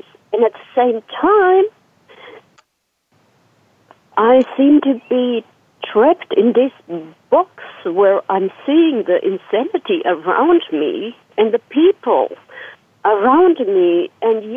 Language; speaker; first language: English; non-native, fluent; Serbian